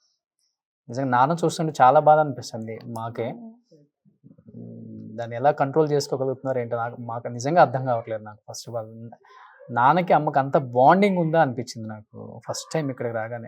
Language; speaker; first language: Telugu; native; Telugu